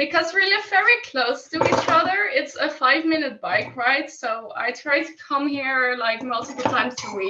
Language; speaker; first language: English; non-native, fluent; Dutch